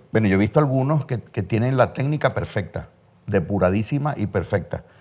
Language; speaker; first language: Spanish; native; Spanish